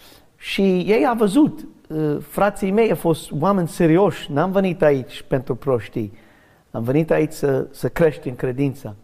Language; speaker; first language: Romanian; non-native, learner; English